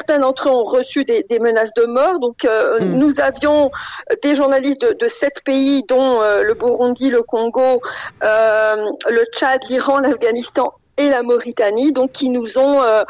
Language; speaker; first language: French; non-native, local second language; Arabic